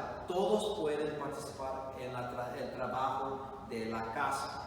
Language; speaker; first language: Spanish; non-native, fluent; English